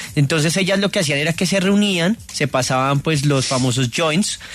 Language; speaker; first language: Spanish; native; Spanish